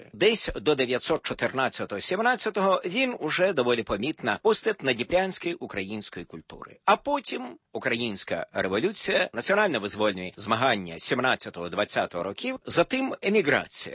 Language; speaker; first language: Ukrainian; native; Ukrainian